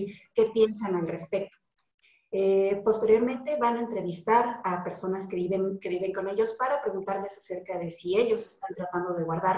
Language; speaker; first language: Spanish; native; Spanish